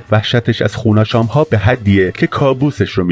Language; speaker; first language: Persian; native; Persian